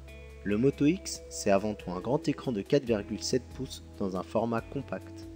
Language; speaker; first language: French; native; French